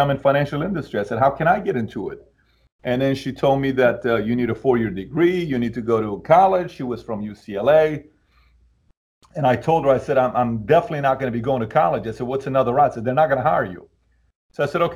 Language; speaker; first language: English; early bilingual, other home language; Persian